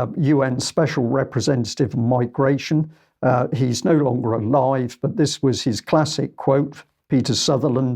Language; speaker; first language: English; native; English